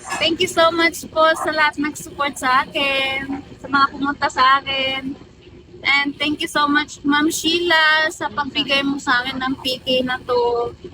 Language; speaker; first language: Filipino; non-native, local second language; Cebuano